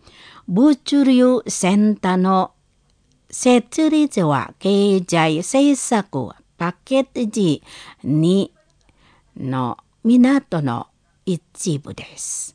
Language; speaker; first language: Japanese; non-native, fluent; Indonesian